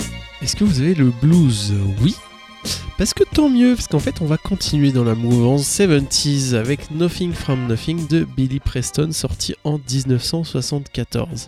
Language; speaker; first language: French; native; French